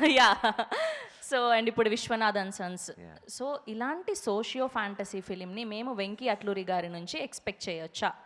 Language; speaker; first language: Telugu; native; Telugu